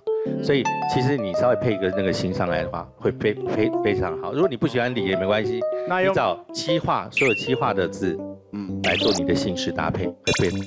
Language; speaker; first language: Chinese; native; Chinese